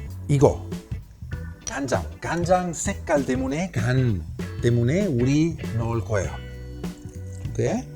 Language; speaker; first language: Korean; non-native, learner; Italian